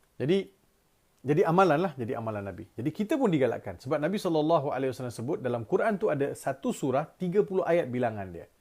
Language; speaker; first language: Malay; non-native, local second language; Tamil